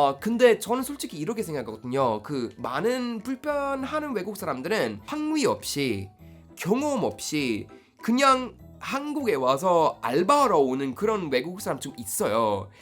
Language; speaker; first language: Korean; non-native, fluent; Swedish